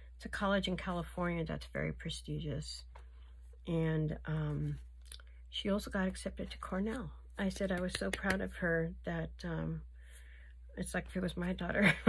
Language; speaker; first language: English; native; English